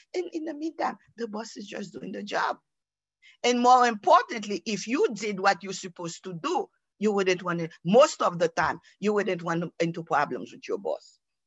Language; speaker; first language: English; non-native, fluent; Haitian Creole